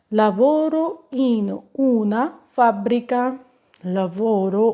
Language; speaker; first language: Italian; non-native, fluent; Punjabi